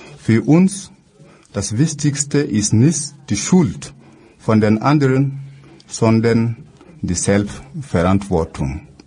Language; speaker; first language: German; non-native, fluent; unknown